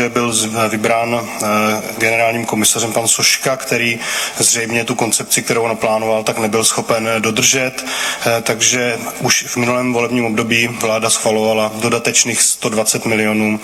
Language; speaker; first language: Czech; native; Czech